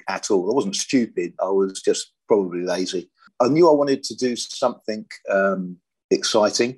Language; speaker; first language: English; native; English